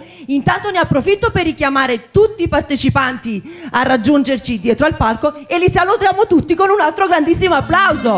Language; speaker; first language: Italian; native; Italian